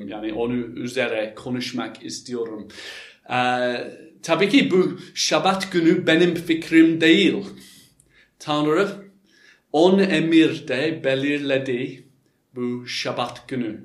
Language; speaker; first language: Turkish; non-native, fluent; English